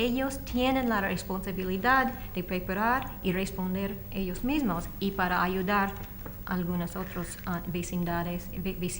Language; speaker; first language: Spanish; non-native, fluent; English